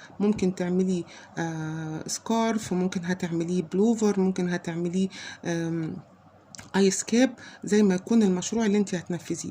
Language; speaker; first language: Arabic; native; Arabic